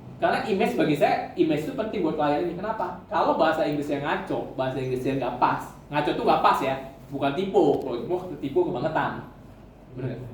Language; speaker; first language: Indonesian; native; Indonesian